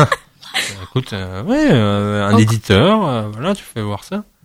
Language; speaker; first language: French; native; French